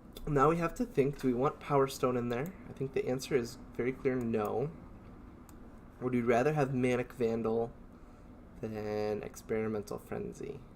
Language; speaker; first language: English; native; English